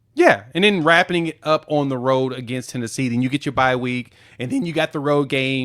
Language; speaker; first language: English; native; English